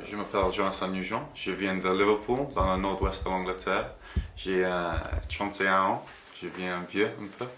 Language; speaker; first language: French; non-native, fluent; English